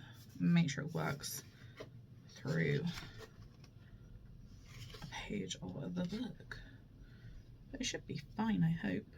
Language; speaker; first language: English; native; English